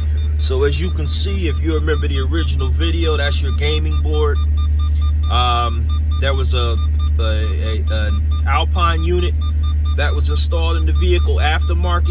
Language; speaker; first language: English; native; English